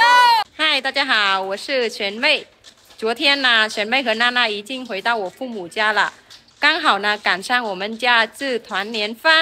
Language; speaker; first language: Chinese; non-native, fluent; Vietnamese